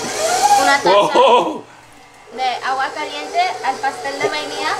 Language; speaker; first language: Spanish; early bilingual, heritage; Spanish